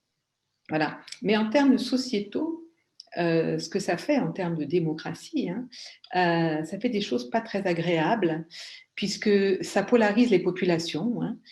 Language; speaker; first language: French; native; French